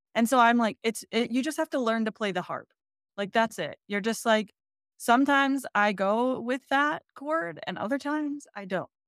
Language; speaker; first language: English; native; English